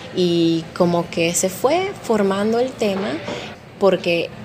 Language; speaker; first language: Spanish; early bilingual, heritage; Spanish